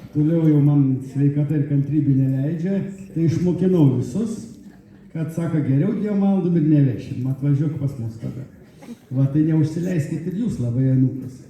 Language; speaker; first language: Lithuanian; native; Lithuanian